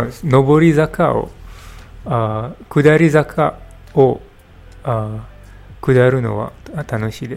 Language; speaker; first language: Japanese; non-native, learner; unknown